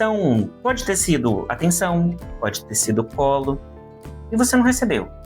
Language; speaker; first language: Portuguese; native; Portuguese